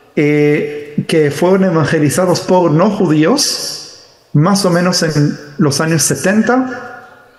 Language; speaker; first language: Spanish; early bilingual, heritage; Hebrew